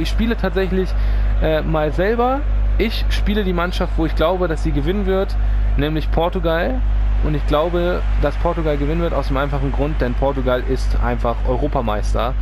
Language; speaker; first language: German; native; German